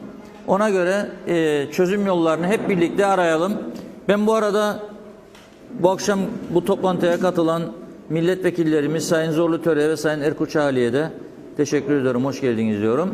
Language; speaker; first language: Turkish; native; Turkish